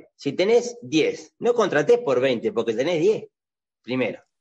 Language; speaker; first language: Spanish; native; Spanish